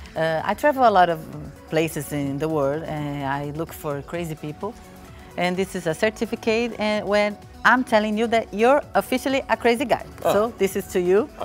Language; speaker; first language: English; non-native, learner; Portuguese